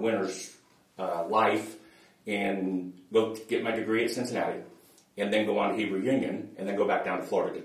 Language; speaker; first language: English; native; English